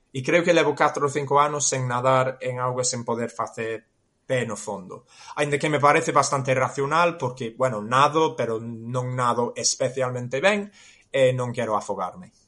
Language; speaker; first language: Galician; non-native, fluent; English